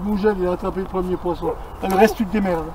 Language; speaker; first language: French; native; French